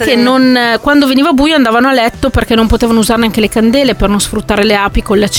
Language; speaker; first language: Italian; native; Italian